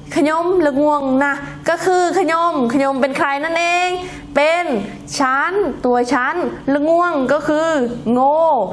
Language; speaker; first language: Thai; non-native, local second language; Northern Khmer